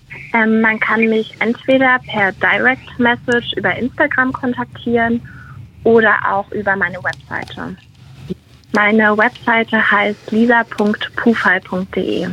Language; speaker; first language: German; native; German